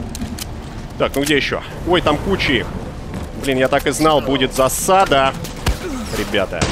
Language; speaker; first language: Russian; native; Russian